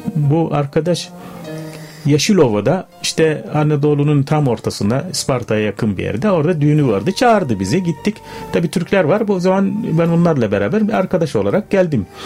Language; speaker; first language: Turkish; non-native, fluent; Arabic